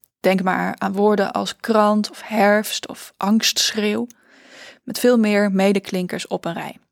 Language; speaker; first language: Dutch; native; Dutch